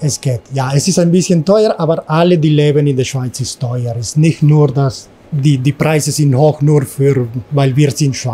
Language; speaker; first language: German; non-native, learner; Spanish